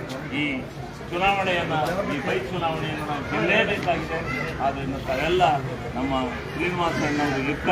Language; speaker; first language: Kannada; native; Kannada